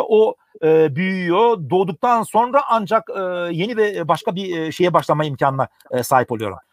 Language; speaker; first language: Turkish; early bilingual, heritage; Turkish